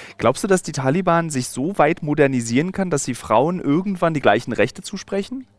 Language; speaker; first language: German; native; German